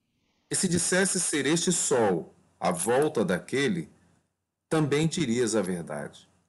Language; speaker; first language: Portuguese; native; Portuguese